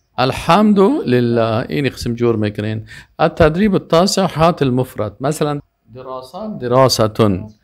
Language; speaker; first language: Arabic; non-native, fluent; Persian